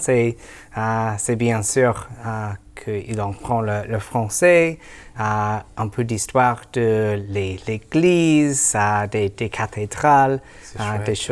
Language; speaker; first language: French; non-native, learner; English